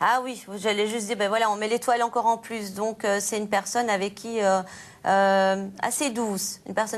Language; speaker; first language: French; native; French